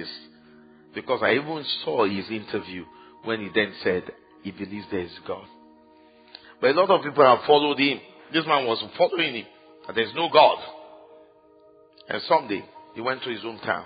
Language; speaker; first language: English; non-native, local second language; Yoruba